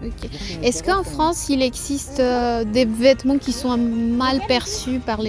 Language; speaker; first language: French; non-native, fluent; Spanish